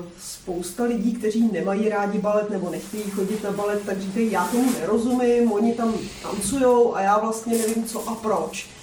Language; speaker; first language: Czech; native; Czech